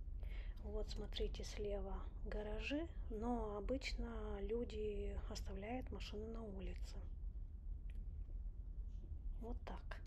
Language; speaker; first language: Russian; non-native, local second language; Romanian